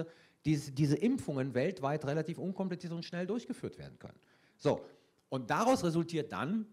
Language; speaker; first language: German; native; German